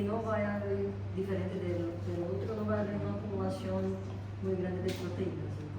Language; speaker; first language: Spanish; non-native, learner; Portuguese